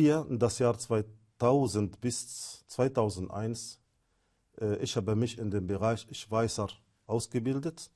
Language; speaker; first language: German; non-native, fluent; Arabic